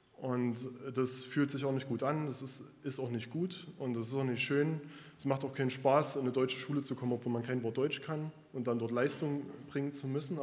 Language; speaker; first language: German; native; German